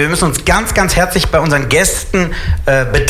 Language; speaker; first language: German; native; German